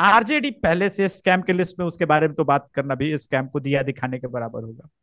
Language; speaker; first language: Hindi; native; Hindi